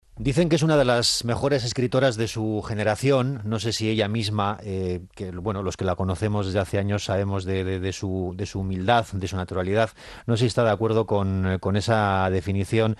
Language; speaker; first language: Spanish; native; Spanish